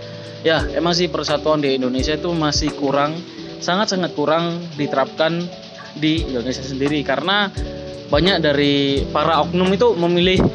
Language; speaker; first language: Indonesian; native; Indonesian